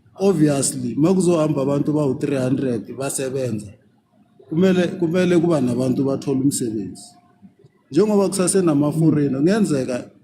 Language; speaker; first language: Zulu; non-native, local second language; Tsonga